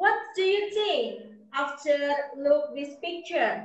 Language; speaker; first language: English; non-native, learner; Indonesian